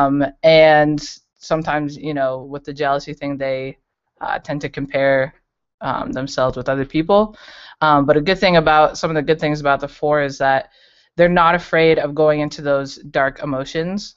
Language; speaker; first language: English; native; English